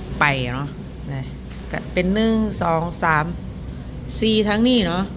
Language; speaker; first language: Thai; non-native, local second language; Northeastern Thai